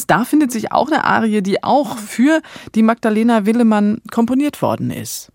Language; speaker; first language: German; native; German